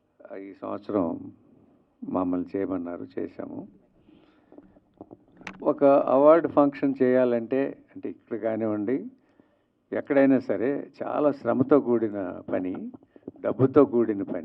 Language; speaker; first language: Telugu; native; Telugu